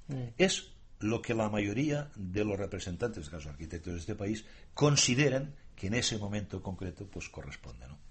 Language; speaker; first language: Spanish; native; Spanish